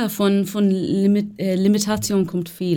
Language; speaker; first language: German; non-native, learner; English